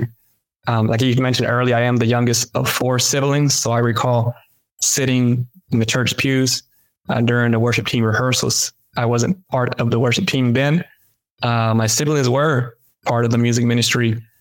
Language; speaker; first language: English; early bilingual, other home language; Spanish